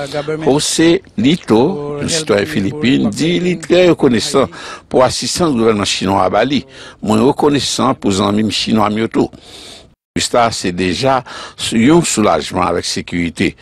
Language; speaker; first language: French; early bilingual, heritage; Haitian Creole